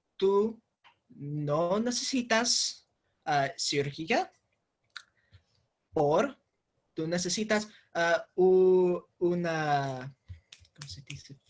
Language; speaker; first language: Spanish; non-native, learner; English